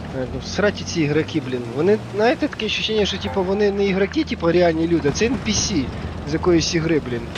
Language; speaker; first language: Ukrainian; native; Ukrainian